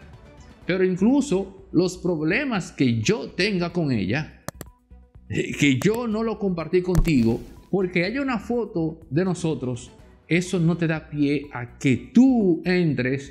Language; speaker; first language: Spanish; native; Spanish